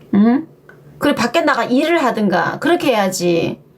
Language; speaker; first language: Korean; native; Korean